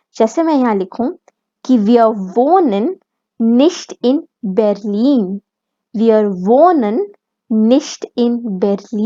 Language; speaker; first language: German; non-native, fluent; Hindi